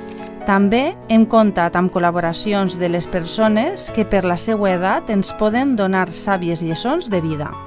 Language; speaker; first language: Catalan; native; Catalan